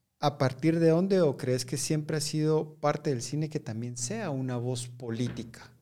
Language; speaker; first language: Spanish; native; Spanish